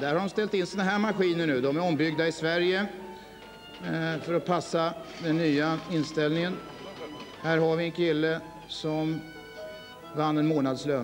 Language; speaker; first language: Swedish; native; Swedish